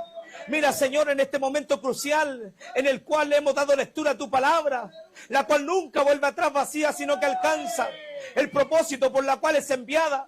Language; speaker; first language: Spanish; native; Spanish